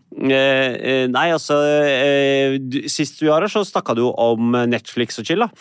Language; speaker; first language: Norwegian; early bilingual, other home language; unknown